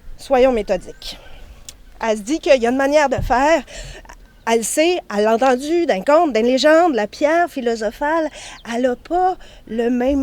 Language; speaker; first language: French; native; French